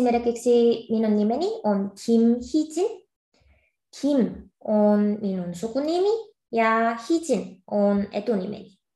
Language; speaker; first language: Finnish; non-native, fluent; Korean